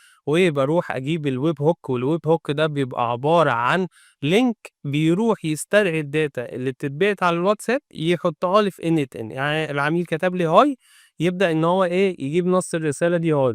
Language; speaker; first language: Arabic; native; Arabic